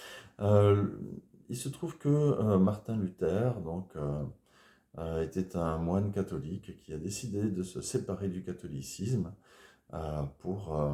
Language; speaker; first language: French; native; French